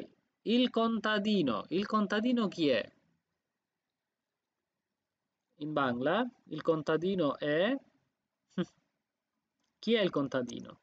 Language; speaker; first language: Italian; non-native, fluent; Bangla